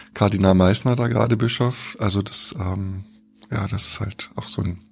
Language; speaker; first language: German; native; German